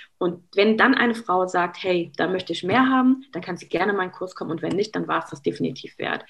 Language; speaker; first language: German; early bilingual, other home language; Arabic